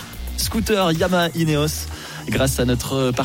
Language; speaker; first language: French; native; French